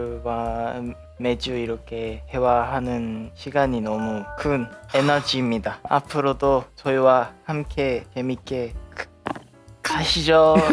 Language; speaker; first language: Korean; non-native, learner; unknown